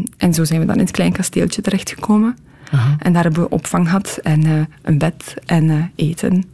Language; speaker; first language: Dutch; early bilingual, other home language; Polish